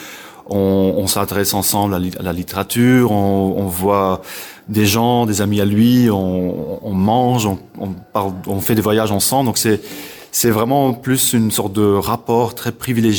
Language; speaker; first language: French; non-native, local second language; Dutch